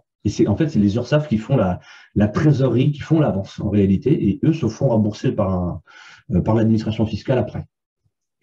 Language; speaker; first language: French; native; French